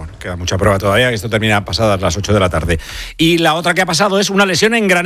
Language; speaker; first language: Spanish; native; Spanish